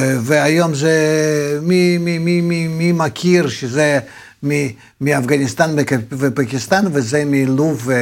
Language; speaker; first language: Hebrew; non-native, fluent; Russian